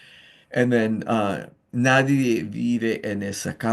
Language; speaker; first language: Spanish; non-native, fluent; English